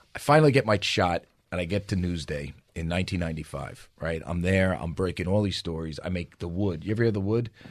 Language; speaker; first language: English; native; English